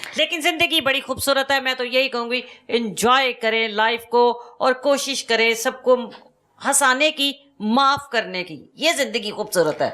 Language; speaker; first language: Urdu; non-native, local second language; Punjabi